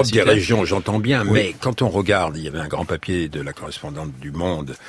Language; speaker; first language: French; native; French